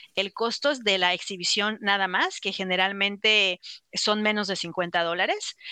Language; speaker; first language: Spanish; native; Spanish